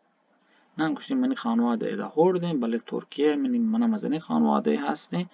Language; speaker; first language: German; non-native, learner; Baluchi